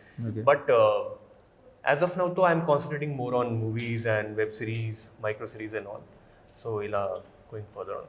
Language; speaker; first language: Telugu; non-native, fluent; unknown